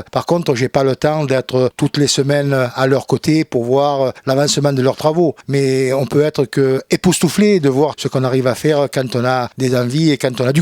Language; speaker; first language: French; native; French